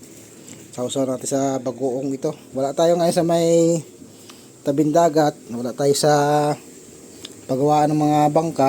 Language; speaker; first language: Filipino; native; Filipino